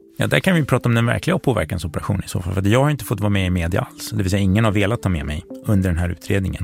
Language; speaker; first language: Swedish; native; Swedish